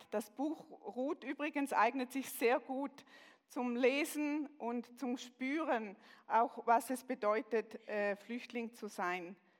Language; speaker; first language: German; native; German